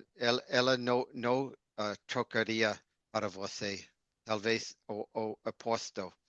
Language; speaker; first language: Portuguese; non-native, learner; English